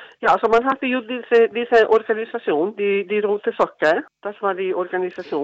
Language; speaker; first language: German; non-native, learner; Icelandic